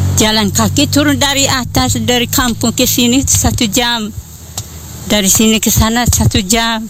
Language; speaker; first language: Indonesian; non-native, local second language; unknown